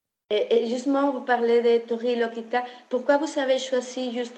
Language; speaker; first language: French; non-native, fluent; Spanish